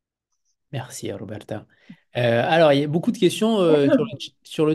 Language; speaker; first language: French; native; French